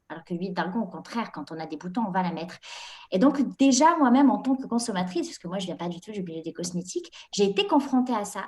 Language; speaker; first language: French; non-native, local second language; Arabic